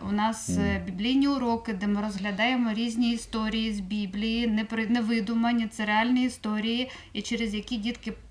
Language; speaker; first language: Ukrainian; non-native, local second language; Russian